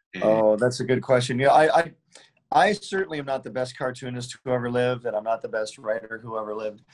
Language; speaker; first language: English; native; English